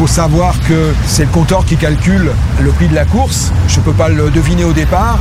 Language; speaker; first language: French; native; French